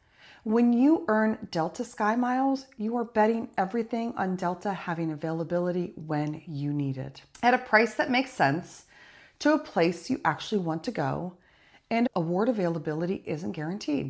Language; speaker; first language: English; native; English